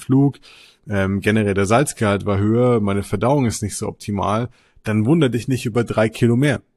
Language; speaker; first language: German; native; German